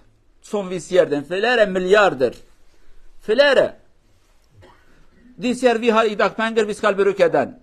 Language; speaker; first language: Norwegian; non-native, learner; Kurdish